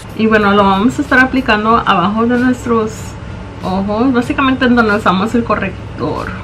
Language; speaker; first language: Spanish; early bilingual, heritage; Spanish